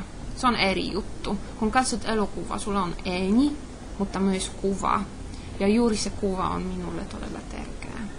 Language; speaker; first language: Finnish; non-native, fluent; Polish